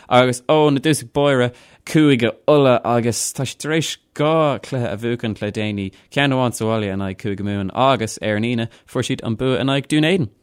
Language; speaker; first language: Irish; non-native, local second language; English